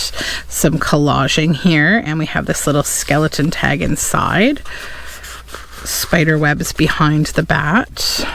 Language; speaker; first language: English; native; English